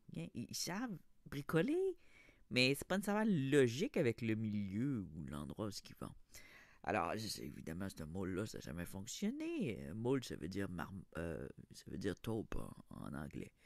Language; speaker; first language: French; native; French